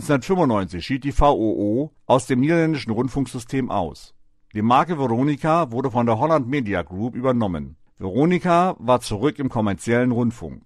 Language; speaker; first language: German; native; German